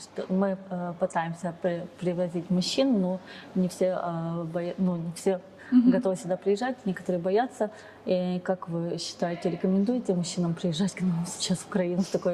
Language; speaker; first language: Russian; native; Russian